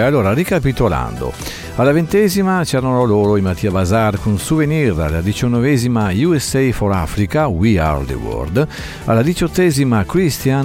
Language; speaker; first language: Italian; native; Italian